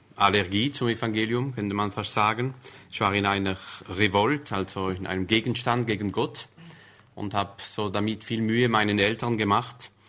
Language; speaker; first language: German; non-native, local second language; French